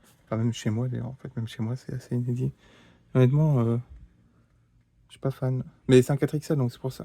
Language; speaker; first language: French; native; French